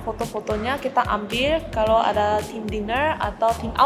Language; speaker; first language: Indonesian; non-native, learner; Korean